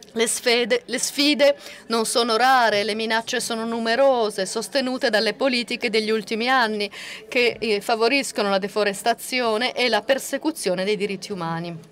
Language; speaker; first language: Italian; non-native, fluent; Portuguese